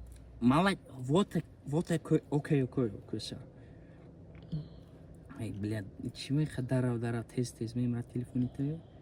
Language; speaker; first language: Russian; non-native, local second language; Tajik